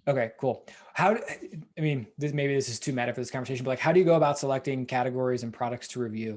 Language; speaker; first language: English; native; English